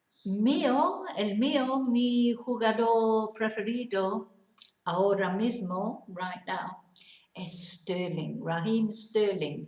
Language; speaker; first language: Spanish; non-native, learner; English